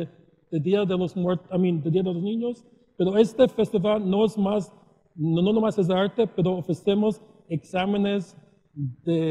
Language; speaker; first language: Spanish; early bilingual, heritage; Spanish